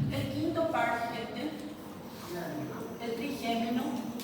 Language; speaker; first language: Spanish; native; Spanish